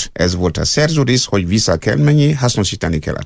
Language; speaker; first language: Hungarian; non-native, learner; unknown